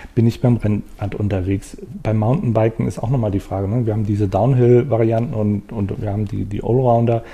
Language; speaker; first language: German; native; German